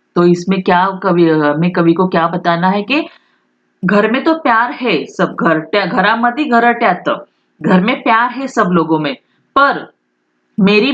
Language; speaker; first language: Hindi; non-native, local second language; Marathi